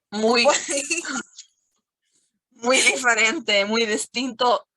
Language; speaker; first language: Spanish; non-native, fluent; English